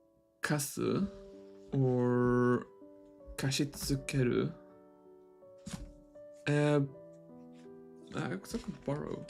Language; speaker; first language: Japanese; non-native, learner; English